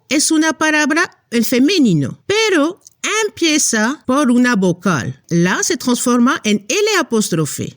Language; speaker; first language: Spanish; non-native, fluent; French